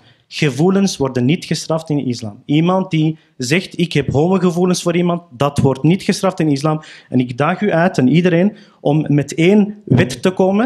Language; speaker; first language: Dutch; early bilingual, other home language; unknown